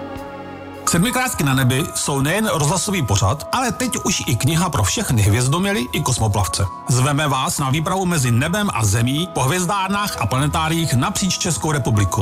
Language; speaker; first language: Czech; native; Czech